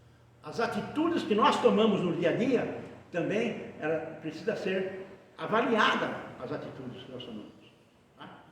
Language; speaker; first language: Portuguese; native; Portuguese